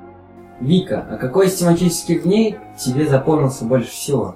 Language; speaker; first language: Russian; native; Russian